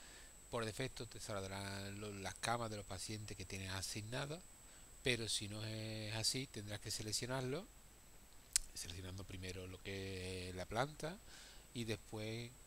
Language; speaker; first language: Spanish; native; Spanish